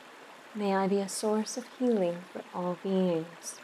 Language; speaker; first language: English; native; English